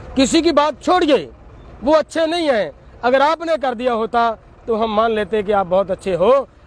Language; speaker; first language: Hindi; non-native, local second language; Punjabi